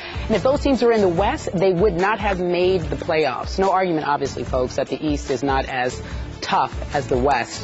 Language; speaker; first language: English; native; English